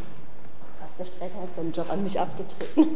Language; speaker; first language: German; native; German